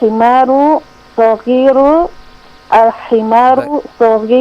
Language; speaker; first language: Arabic; non-native, learner; Indonesian